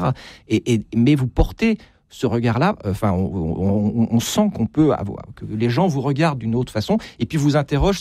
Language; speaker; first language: French; native; French